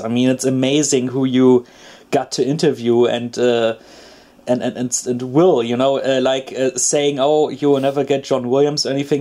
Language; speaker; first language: English; non-native, fluent; German